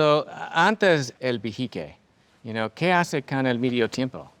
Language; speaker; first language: Spanish; non-native, learner; English